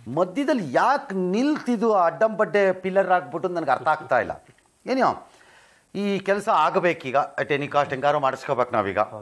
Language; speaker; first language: Kannada; native; Kannada